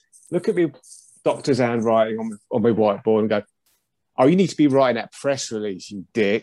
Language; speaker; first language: English; native; English